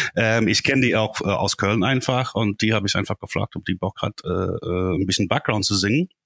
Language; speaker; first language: German; non-native, fluent; English